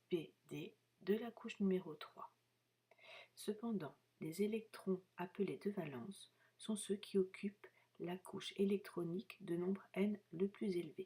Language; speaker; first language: French; native; French